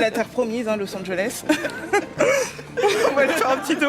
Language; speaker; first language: French; native; French